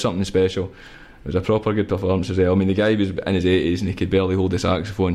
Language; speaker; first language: English; native; English